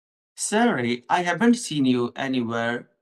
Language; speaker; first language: English; non-native, local second language; Hindi